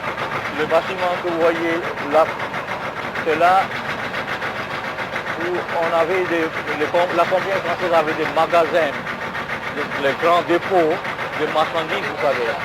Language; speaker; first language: French; non-native, fluent; Bangla